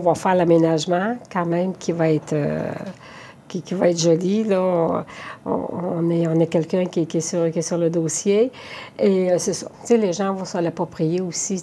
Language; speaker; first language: French; native; French